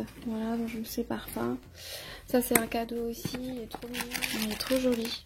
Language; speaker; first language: French; native; French